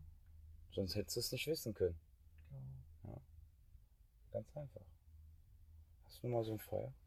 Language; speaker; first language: German; native; German